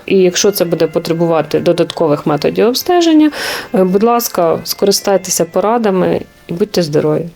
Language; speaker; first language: Ukrainian; native; Ukrainian